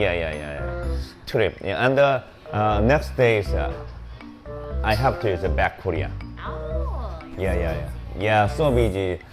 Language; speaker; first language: English; non-native, learner; Korean